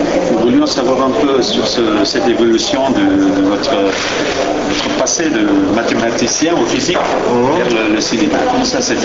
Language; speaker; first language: French; non-native, learner; Spanish